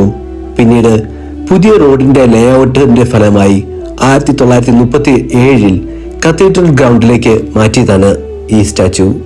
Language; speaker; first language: Malayalam; native; Malayalam